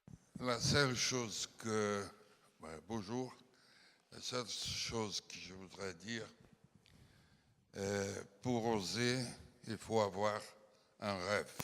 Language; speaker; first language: French; non-native, fluent; Portuguese